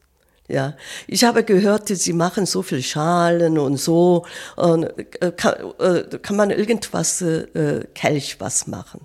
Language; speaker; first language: German; non-native, fluent; Korean